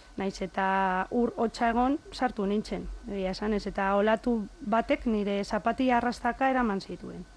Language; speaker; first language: Basque; non-native, local second language; Spanish